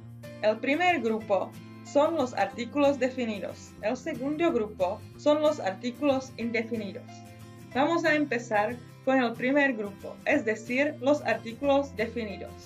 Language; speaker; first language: Spanish; non-native, fluent; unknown